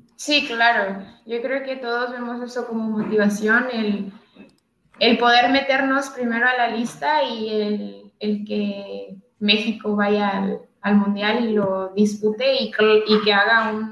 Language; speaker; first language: Spanish; native; Spanish